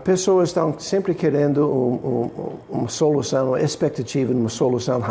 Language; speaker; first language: Portuguese; non-native, fluent; English